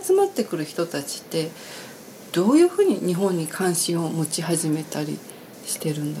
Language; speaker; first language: Japanese; native; Japanese